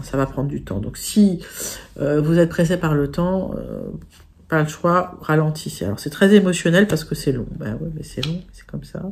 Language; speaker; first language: French; native; French